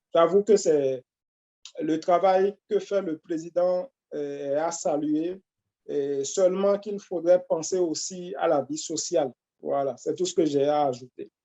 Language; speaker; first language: French; non-native, local second language; Fon